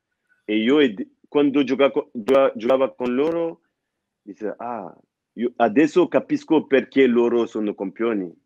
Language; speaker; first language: Italian; non-native, fluent; French